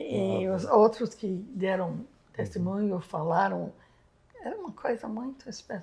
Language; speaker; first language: Portuguese; non-native, fluent; English